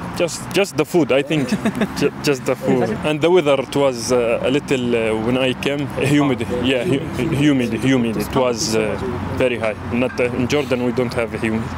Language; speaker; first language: English; non-native, learner; Arabic